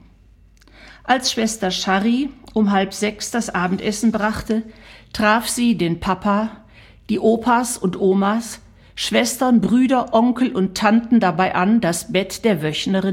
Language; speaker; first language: German; native; German